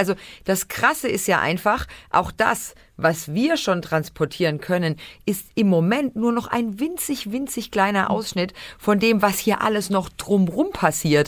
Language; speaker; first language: German; native; German